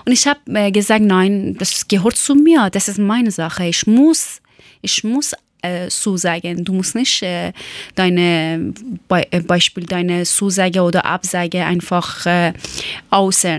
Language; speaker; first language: German; non-native, learner; Persian